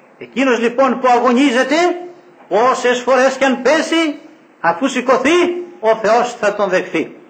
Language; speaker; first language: Greek; native; Greek